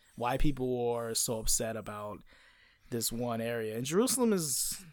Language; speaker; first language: English; native; English